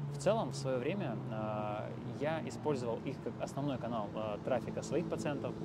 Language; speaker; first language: Russian; native; Russian